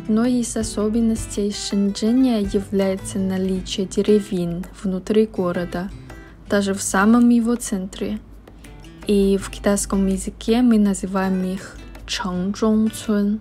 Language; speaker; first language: Russian; non-native, fluent; Chinese